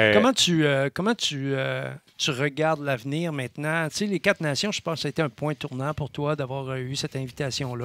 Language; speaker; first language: French; native; French